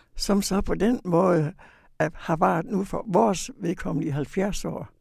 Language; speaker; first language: Danish; native; Danish